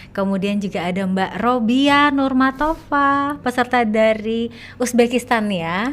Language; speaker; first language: Indonesian; native; Indonesian